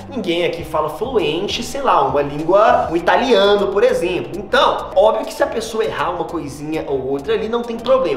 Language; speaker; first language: Portuguese; native; Portuguese